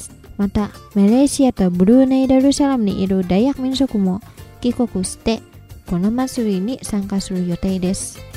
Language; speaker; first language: Japanese; non-native, fluent; Indonesian